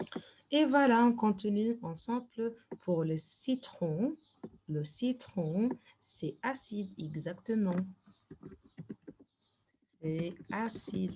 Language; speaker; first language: French; non-native, fluent; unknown